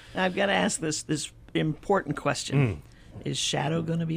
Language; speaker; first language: English; native; English